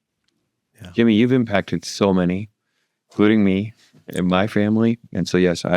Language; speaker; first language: English; native; English